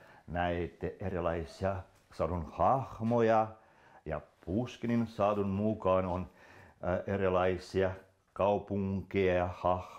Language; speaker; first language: Finnish; non-native, local second language; Russian